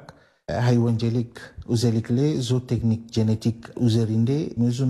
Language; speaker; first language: Turkish; non-native, learner; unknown